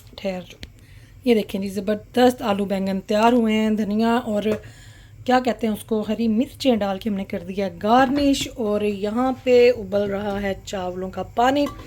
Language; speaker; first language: Urdu; non-native, local second language; Punjabi